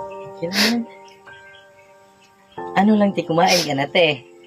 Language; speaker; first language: Filipino; non-native, local second language; Cebuano